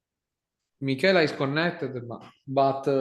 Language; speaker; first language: English; non-native, learner; Italian